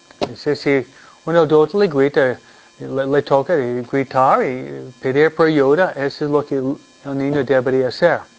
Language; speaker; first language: Spanish; non-native, fluent; English